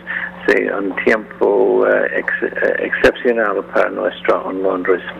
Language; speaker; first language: Spanish; non-native, learner; English